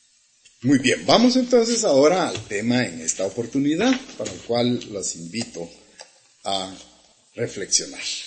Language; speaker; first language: Spanish; native; Spanish